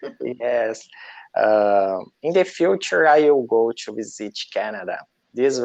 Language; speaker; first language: English; non-native, learner; Portuguese